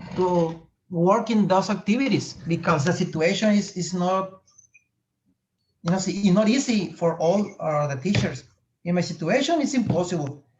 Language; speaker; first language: English; non-native, fluent; Spanish